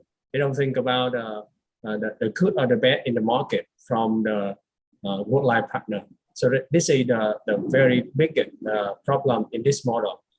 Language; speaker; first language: English; non-native, learner; Vietnamese